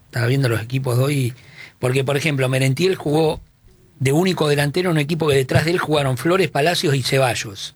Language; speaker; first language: Spanish; native; Spanish